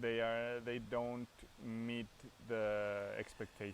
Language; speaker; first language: English; non-native, fluent; Spanish